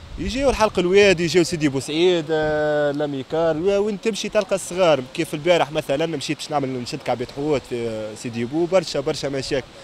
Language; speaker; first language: Arabic; native; Arabic